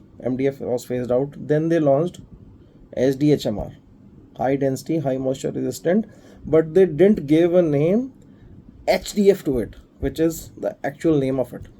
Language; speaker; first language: English; non-native, local second language; Hindi